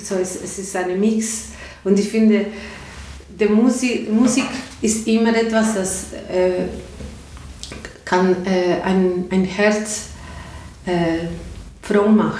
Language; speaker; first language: German; non-native, learner; Spanish